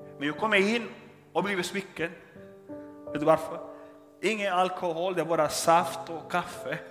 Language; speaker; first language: Swedish; non-native, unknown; Spanish